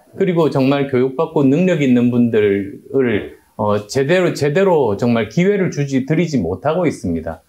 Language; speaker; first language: Korean; native; Korean